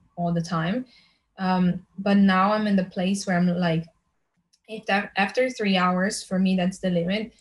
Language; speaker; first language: English; early bilingual, other home language; Slovenian